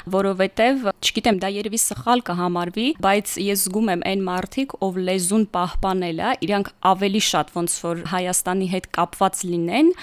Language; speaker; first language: Armenian; early bilingual, heritage; Armenian